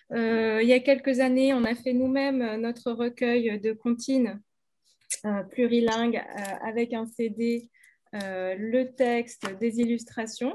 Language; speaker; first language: French; native; French